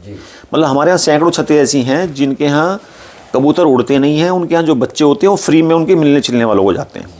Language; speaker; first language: Hindi; native; Hindi